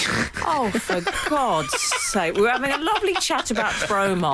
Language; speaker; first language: English; native; English